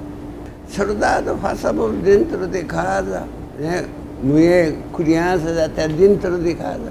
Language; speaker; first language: Portuguese; non-native, learner; Japanese